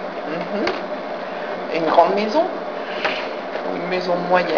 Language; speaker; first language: French; non-native, fluent; English